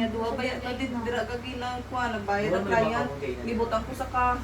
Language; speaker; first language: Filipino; non-native, local second language; Cebuano